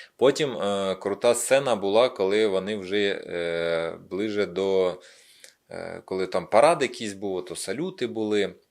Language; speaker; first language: Ukrainian; non-native, local second language; Russian